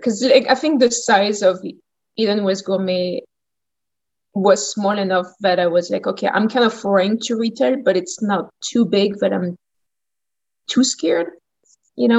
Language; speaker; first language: English; non-native, fluent; French